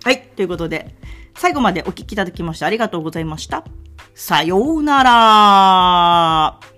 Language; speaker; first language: Japanese; native; Japanese